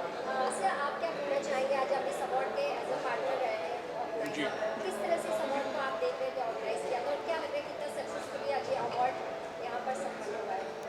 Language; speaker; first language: Hindi; native; Hindi